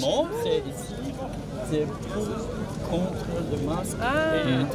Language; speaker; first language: French; non-native, learner; German